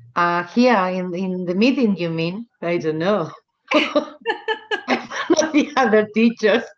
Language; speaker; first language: English; non-native, fluent; Italian